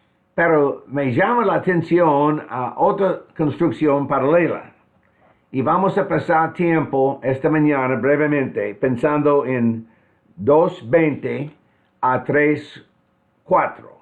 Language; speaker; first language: Spanish; non-native, fluent; English